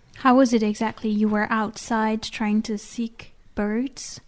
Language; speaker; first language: English; non-native, learner; French